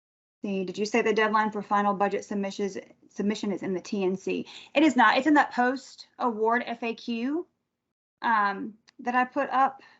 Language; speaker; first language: English; native; English